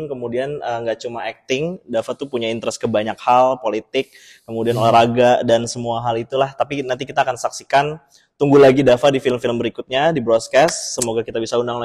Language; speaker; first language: Indonesian; native; Indonesian